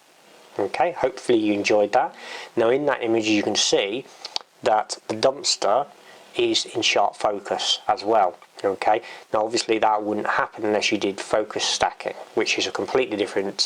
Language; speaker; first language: English; native; English